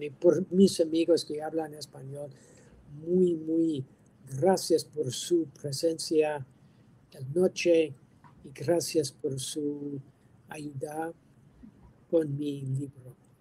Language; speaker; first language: Spanish; non-native, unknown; English